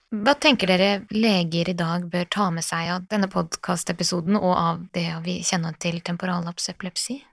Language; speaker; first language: Norwegian; native; Norwegian